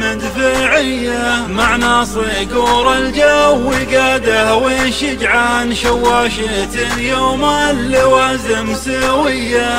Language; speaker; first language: Arabic; native; Arabic